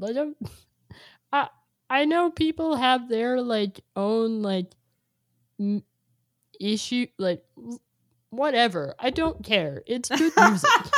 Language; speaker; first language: English; native; English